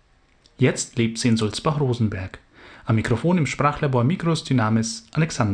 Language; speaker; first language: German; native; German